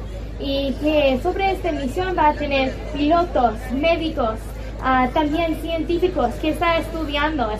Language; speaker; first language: Spanish; non-native, learner; English